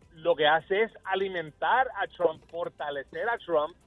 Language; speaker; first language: Spanish; early bilingual, heritage; Spanish